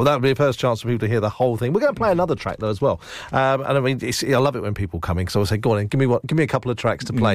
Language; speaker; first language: English; native; English